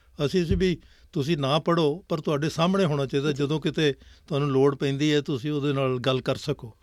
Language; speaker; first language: Punjabi; native; Punjabi